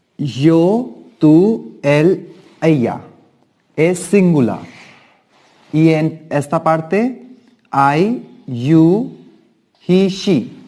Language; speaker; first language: Spanish; non-native, fluent; Hindi